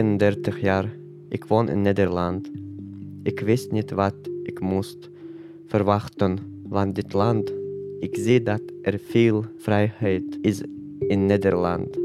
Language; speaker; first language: Dutch; non-native, learner; Chechen